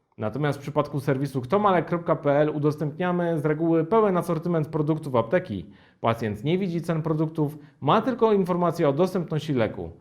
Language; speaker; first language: Polish; native; Polish